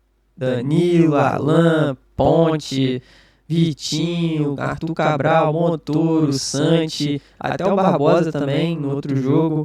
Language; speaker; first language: Portuguese; native; Portuguese